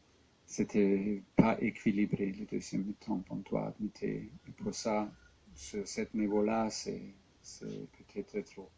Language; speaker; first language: French; non-native, fluent; German